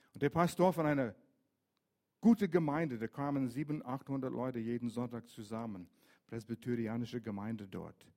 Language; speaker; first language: German; non-native, fluent; English